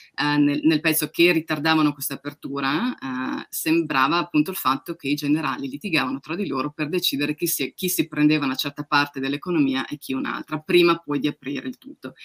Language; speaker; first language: Italian; native; Italian